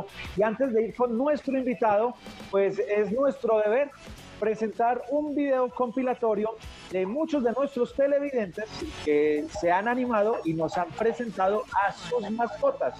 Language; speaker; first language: Spanish; native; Spanish